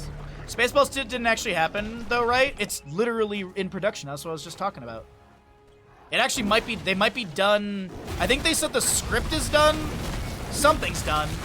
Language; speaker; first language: English; native; English